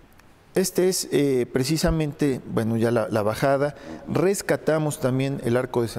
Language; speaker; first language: Spanish; native; Spanish